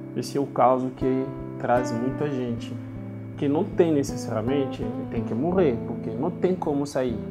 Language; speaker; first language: Portuguese; non-native, learner; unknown